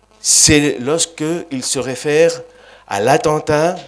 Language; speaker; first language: French; non-native, fluent; Greek